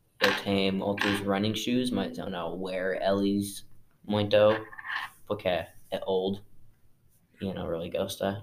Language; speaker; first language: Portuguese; non-native, learner; English